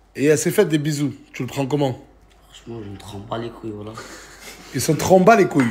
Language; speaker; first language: French; native; French